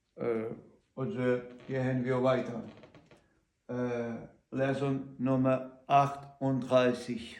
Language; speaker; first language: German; non-native, learner; Ukrainian